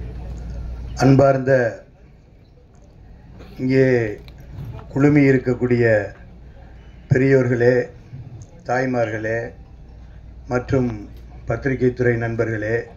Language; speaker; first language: Tamil; native; Tamil